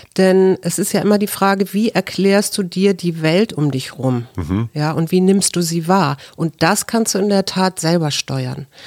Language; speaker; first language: German; native; German